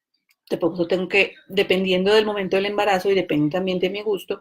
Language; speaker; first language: Spanish; native; Spanish